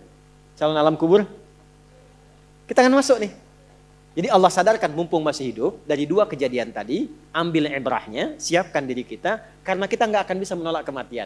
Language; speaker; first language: Indonesian; native; Indonesian